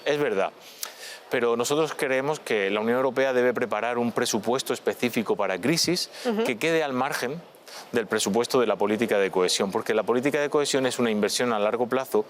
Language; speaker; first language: Spanish; native; Spanish